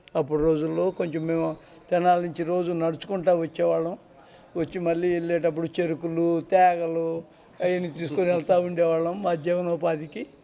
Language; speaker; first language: Telugu; native; Telugu